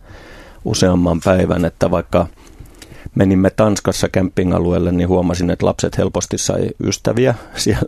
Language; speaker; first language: Finnish; native; Finnish